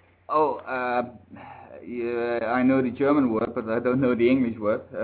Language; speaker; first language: English; non-native, fluent; Dutch